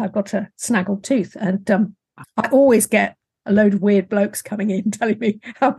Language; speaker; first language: English; native; English